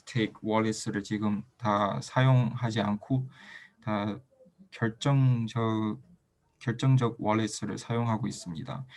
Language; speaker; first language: Korean; non-native, fluent; Chinese